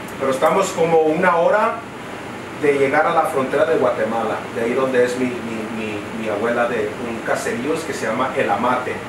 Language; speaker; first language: Spanish; early bilingual, heritage; Spanish